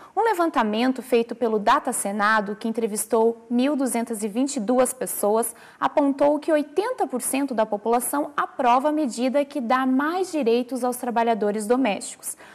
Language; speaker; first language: Portuguese; native; Portuguese